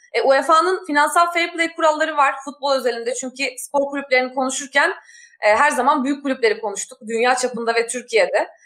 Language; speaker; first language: Turkish; native; Turkish